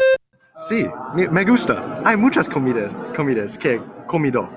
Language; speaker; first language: Spanish; non-native, learner; English